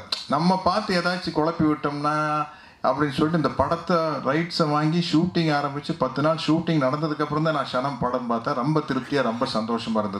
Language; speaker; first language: Tamil; native; Tamil